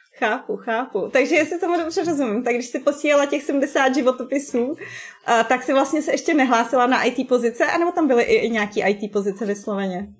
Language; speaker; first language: Czech; native; Czech